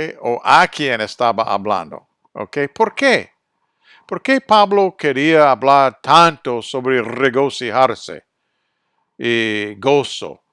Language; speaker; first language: Spanish; non-native, fluent; English